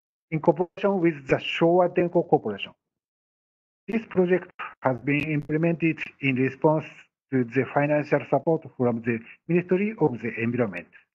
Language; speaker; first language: English; non-native, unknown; Japanese